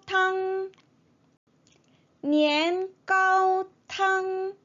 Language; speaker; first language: Chinese; non-native, fluent; Korean